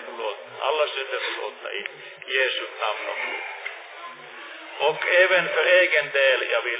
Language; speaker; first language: Swedish; non-native, fluent; Finnish